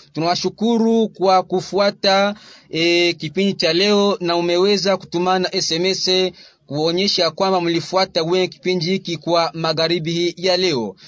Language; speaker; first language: Swahili; native; Swahili